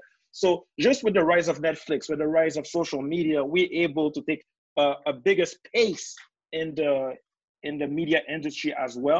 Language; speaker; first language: English; non-native, fluent; French